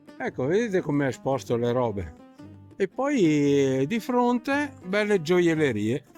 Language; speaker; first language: Italian; native; Italian